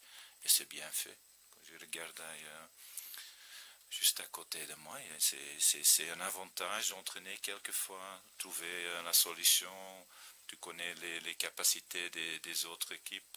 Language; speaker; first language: French; non-native, fluent; Dutch